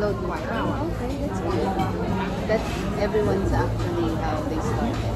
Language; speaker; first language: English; non-native, local second language; Filipino